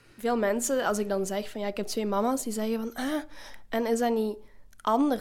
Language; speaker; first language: Dutch; native; Dutch